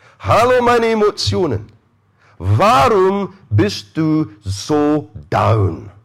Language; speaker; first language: German; non-native, fluent; English